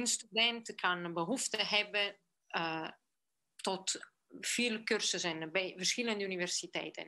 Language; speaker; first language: Dutch; non-native, fluent; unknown